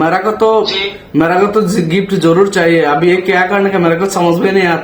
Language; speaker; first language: Hindi; non-native, learner; Bangla